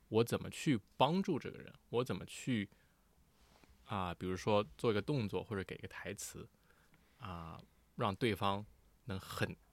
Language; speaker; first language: Chinese; early bilingual, heritage; Chinese